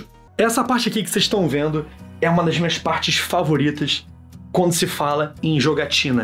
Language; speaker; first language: Portuguese; native; Portuguese